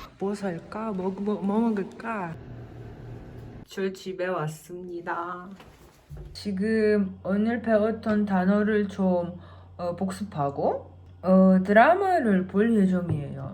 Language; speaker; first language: Korean; non-native, fluent; Russian